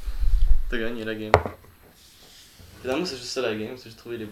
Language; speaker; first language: French; native; French